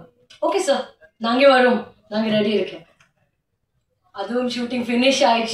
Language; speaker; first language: Tamil; non-native, learner; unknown